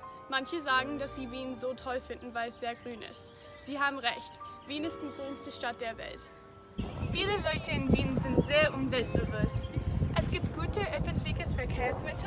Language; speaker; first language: German; non-native, fluent; English